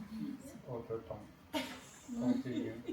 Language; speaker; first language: French; non-native, learner; English